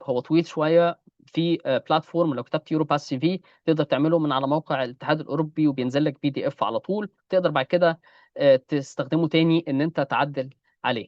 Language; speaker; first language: Arabic; native; Arabic